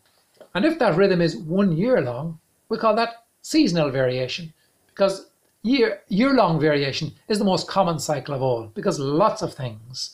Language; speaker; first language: English; native; English